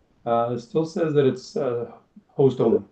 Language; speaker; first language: English; native; English